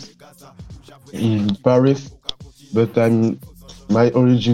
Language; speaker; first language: English; non-native, learner; French